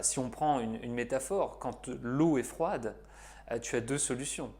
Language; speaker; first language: French; native; French